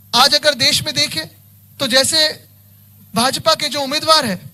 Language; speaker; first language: Hindi; non-native, local second language; Marathi